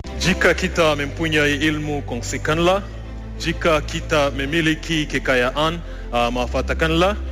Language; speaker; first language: Malay; non-native, fluent; Rundi